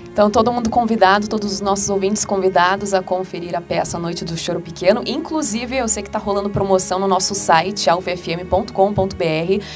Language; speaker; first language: Portuguese; native; Portuguese